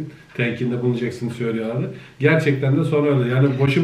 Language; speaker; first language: Turkish; native; Turkish